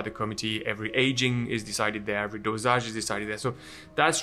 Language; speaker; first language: English; non-native, fluent; French